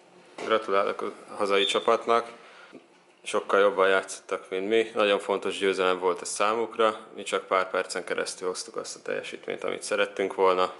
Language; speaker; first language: Hungarian; native; Hungarian